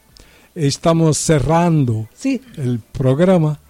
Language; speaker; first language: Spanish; non-native, learner; Portuguese